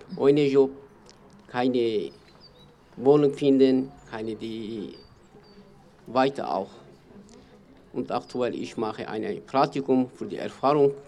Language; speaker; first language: German; non-native, learner; Kurdish